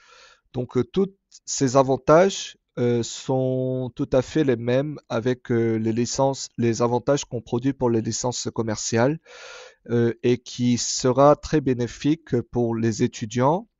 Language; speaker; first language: French; non-native, fluent; Korean